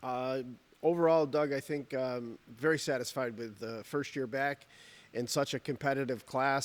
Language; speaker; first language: English; native; English